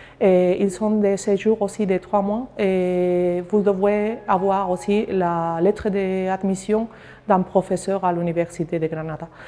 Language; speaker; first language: French; non-native, learner; Spanish